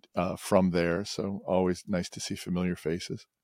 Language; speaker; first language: English; native; English